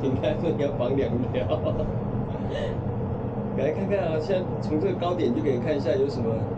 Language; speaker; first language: Chinese; native; Chinese